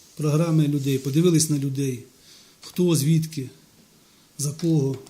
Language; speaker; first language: Ukrainian; non-native, local second language; Russian